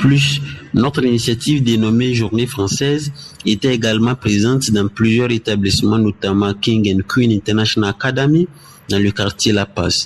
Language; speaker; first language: French; non-native, fluent; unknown